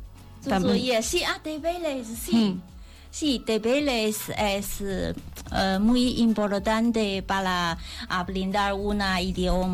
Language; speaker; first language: Spanish; non-native, learner; Chinese